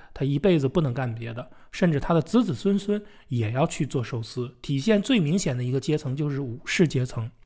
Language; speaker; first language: Chinese; native; Chinese